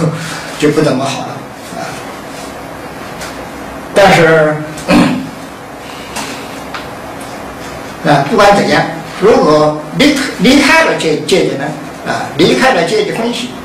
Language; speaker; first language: Chinese; native; Chinese